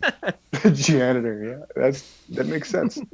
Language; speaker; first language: English; native; English